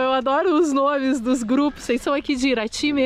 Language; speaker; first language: Portuguese; native; Portuguese